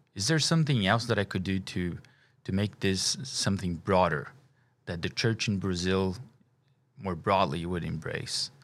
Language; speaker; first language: English; non-native, fluent; Portuguese